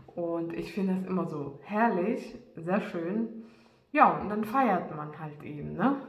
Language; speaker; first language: German; non-native, fluent; Russian